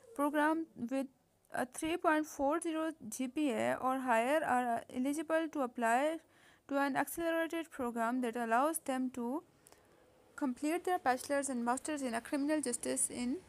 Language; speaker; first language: English; non-native, local second language; Urdu